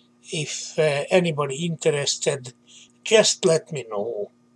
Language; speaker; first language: English; non-native, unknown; Hungarian